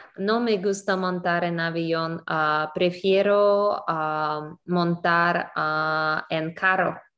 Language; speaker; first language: Spanish; non-native, learner; English